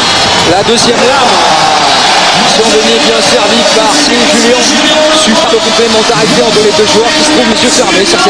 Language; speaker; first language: French; native; French